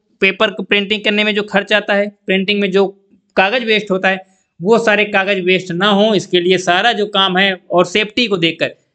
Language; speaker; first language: Hindi; native; Hindi